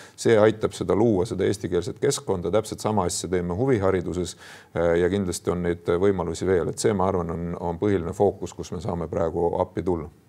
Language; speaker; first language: Estonian; non-native, local second language; Russian